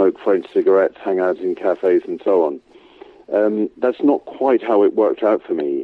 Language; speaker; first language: English; native; English